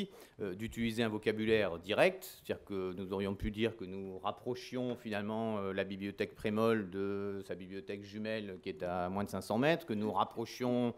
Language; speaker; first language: French; native; French